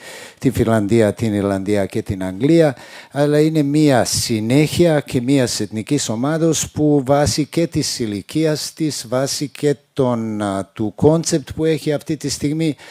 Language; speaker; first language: Greek; non-native, fluent; Serbian